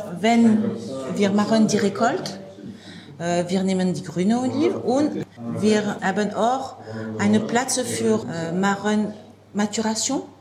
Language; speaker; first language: German; non-native, learner; French